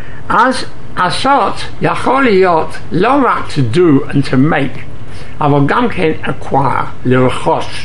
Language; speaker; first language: Hebrew; non-native, fluent; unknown